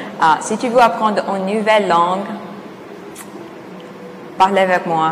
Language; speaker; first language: French; non-native, learner; Portuguese